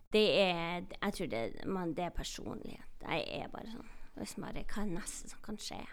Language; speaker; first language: Norwegian; native; Norwegian